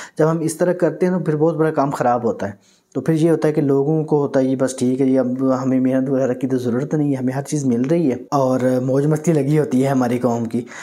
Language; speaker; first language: Urdu; non-native, local second language; Punjabi